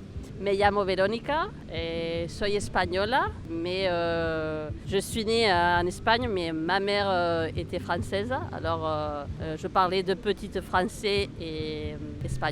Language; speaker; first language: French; early bilingual, heritage; Spanish